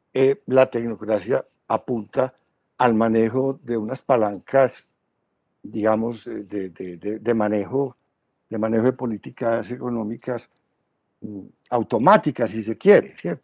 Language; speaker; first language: Spanish; native; Spanish